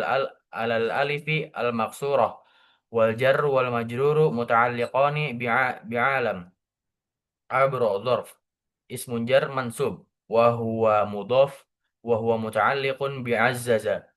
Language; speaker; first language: Arabic; non-native, learner; Indonesian